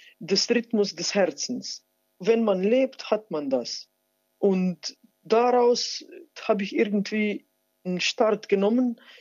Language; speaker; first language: German; non-native, fluent; Slovenian